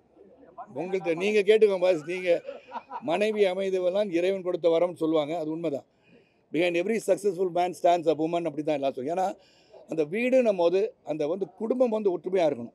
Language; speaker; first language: Tamil; native; Tamil